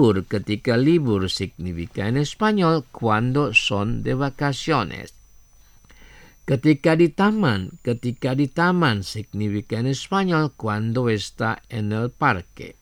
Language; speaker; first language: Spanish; non-native, fluent; Indonesian